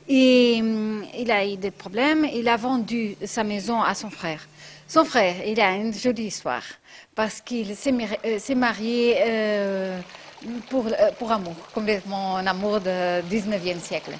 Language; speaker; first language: French; non-native, fluent; Portuguese